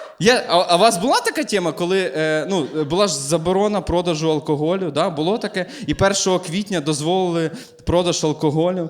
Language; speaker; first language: Ukrainian; native; Ukrainian